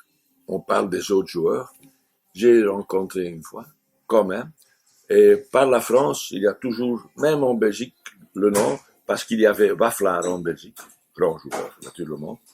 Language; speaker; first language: French; non-native, fluent; Dutch